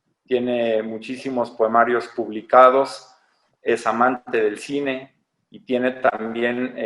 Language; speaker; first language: Spanish; native; Spanish